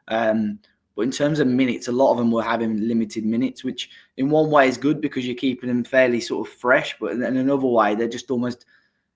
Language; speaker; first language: English; native; English